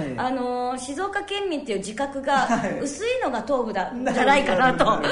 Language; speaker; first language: Japanese; native; Japanese